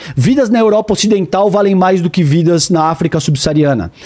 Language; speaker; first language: Portuguese; native; Portuguese